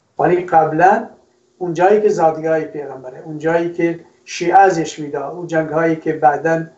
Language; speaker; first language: Persian; non-native, local second language; Kurdish